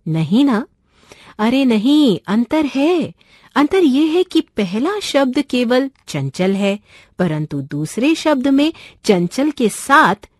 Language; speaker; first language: Hindi; non-native, local second language; Marathi